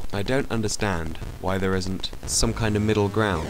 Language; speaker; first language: English; native; English